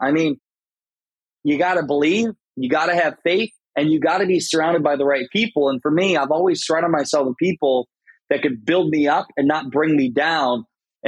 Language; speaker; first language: English; native; English